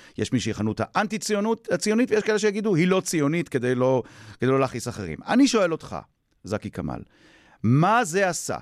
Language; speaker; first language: Hebrew; native; Hebrew